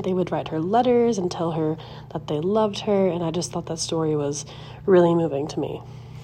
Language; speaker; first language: English; native; English